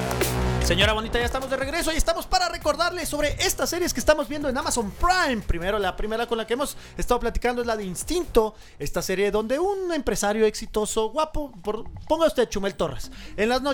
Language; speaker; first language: Spanish; native; Spanish